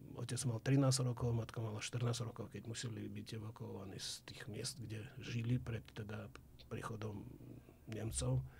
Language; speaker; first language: Slovak; non-native, fluent; Russian